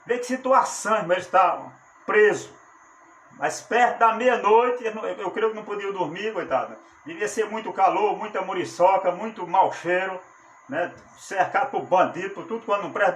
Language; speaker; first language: Portuguese; native; Portuguese